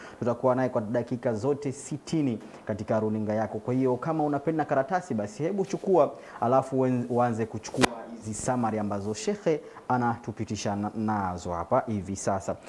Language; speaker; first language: Swahili; native; Swahili